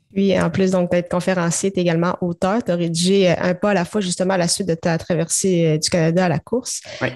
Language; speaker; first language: French; native; French